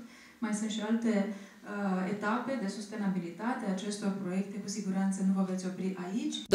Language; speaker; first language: Romanian; native; Romanian